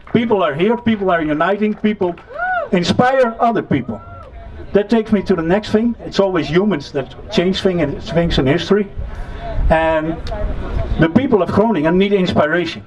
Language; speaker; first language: English; non-native, fluent; Dutch